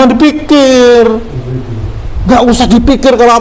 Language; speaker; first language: Indonesian; native; Indonesian